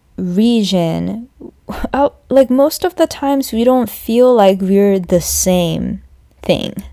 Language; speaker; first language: English; non-native, fluent; Japanese